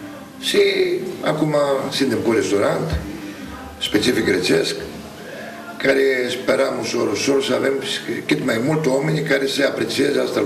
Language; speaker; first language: Romanian; non-native, learner; Greek